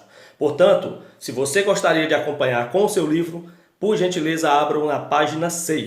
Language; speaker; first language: Portuguese; native; Portuguese